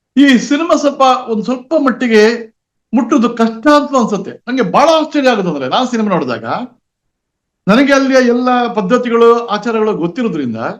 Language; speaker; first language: Kannada; non-native, local second language; Tulu